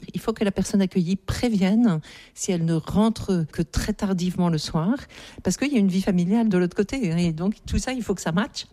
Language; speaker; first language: French; native; French